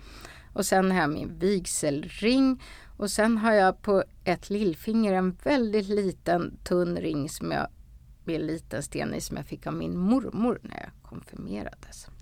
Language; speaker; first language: Swedish; native; Swedish